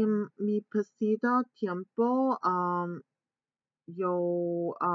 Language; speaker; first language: Spanish; non-native, learner; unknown